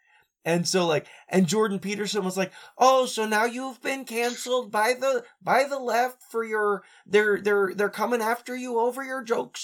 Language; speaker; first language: English; native; English